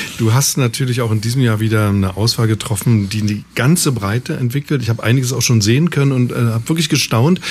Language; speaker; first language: German; native; German